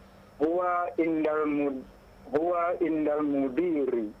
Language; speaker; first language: Arabic; non-native, learner; Indonesian